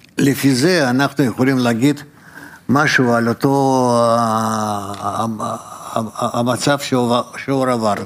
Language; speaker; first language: Hebrew; non-native, fluent; Russian